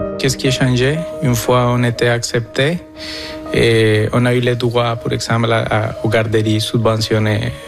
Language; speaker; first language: French; non-native, fluent; Spanish